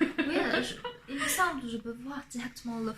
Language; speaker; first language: French; non-native, fluent; Chinese